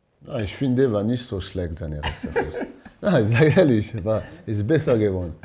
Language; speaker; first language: German; non-native, learner; French